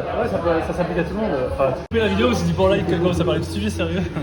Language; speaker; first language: French; native; French